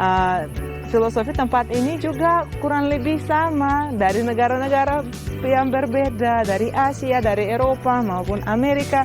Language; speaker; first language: Indonesian; non-native, fluent; Russian